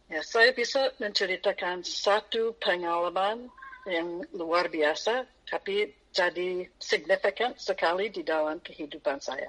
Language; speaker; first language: Indonesian; non-native, fluent; English